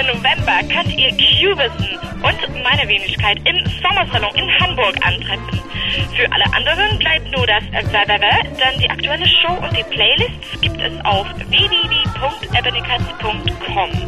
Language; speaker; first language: German; native; German